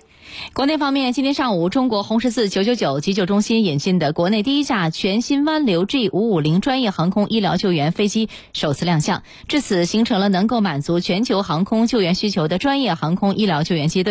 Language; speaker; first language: Chinese; native; Chinese